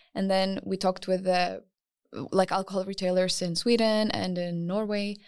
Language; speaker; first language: English; non-native, fluent; Lithuanian